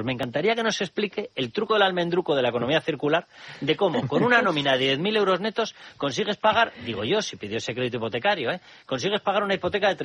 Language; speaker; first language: Spanish; native; Spanish